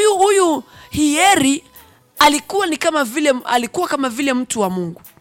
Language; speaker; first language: Swahili; non-native, local second language; Rundi